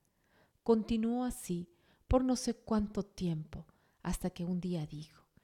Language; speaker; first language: Spanish; native; Spanish